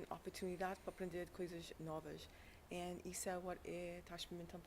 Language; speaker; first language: Portuguese; early bilingual, heritage; English